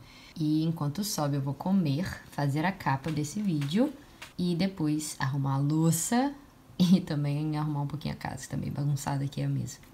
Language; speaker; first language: Portuguese; native; Portuguese